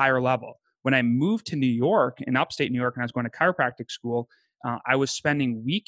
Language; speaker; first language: English; native; English